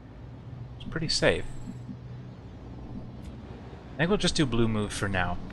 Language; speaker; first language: English; native; English